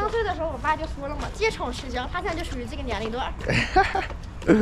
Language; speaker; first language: Chinese; native; Chinese